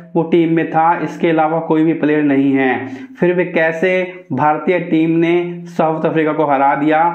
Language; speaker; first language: Hindi; native; Hindi